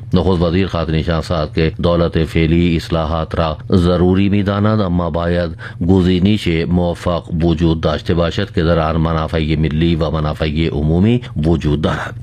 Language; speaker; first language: Persian; non-native, fluent; Urdu